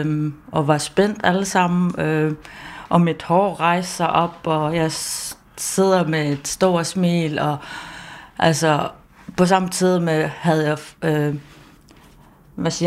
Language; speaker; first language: Danish; non-native, local second language; Kalaallisut